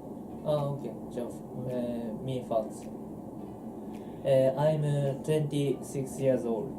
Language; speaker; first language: English; non-native, learner; Japanese